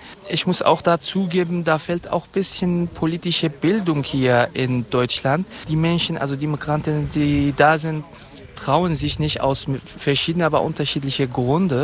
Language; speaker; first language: German; non-native, fluent; Kurdish